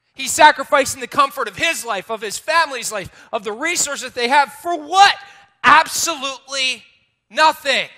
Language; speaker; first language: English; native; English